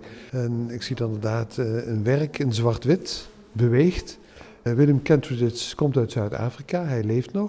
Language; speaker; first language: Dutch; native; Dutch